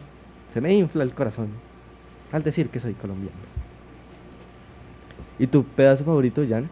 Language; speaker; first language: Spanish; native; Spanish